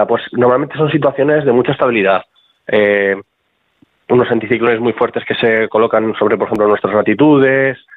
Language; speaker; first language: Spanish; native; Spanish